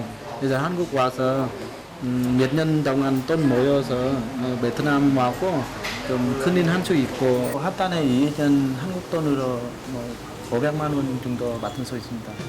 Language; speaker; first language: Korean; non-native, learner; Vietnamese